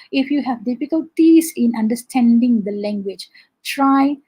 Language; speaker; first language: English; non-native, local second language; Malay